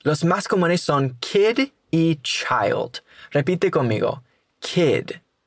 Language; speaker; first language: Spanish; native; Spanish